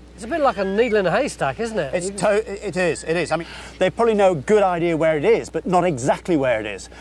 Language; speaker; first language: English; native; English